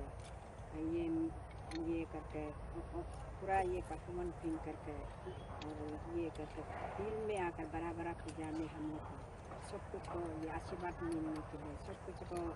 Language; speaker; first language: Hindi; non-native, local second language; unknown